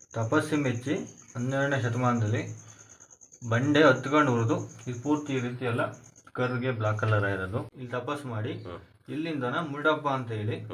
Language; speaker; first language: Kannada; native; Kannada